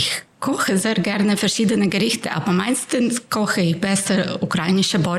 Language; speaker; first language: German; non-native, fluent; Ukrainian